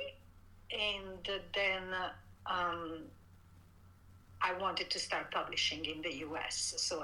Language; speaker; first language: English; non-native, fluent; Italian